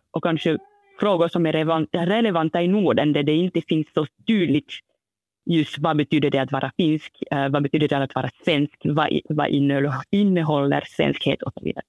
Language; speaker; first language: Swedish; non-native, fluent; French